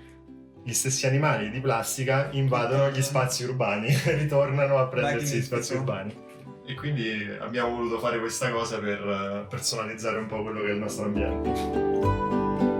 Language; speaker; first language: Italian; native; Italian